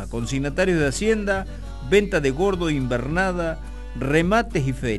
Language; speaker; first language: Spanish; native; Spanish